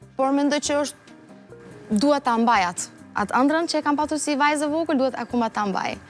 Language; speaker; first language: Albanian; early bilingual, heritage; Albanian